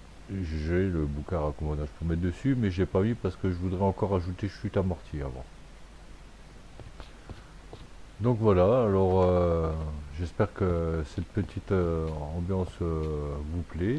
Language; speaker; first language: French; native; French